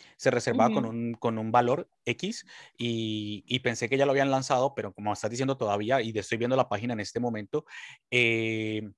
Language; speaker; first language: Spanish; native; Spanish